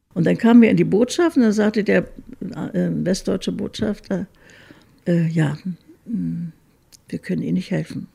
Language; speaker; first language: German; native; German